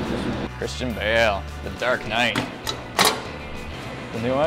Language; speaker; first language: English; native; English